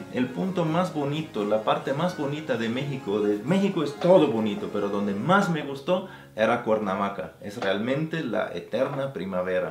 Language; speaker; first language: Spanish; non-native, fluent; German